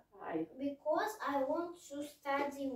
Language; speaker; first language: English; non-native, learner; Russian